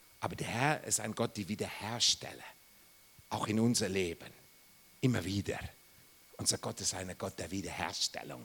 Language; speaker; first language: German; non-native, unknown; English